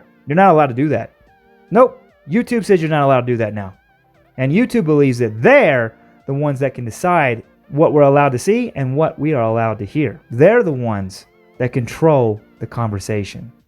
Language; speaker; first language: English; native; English